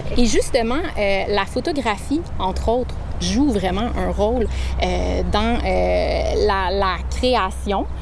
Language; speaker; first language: French; native; French